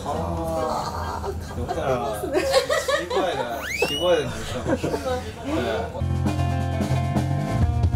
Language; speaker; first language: Chinese; non-native, fluent; Japanese